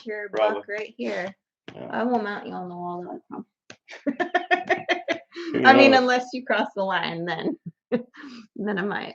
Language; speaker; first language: English; native; English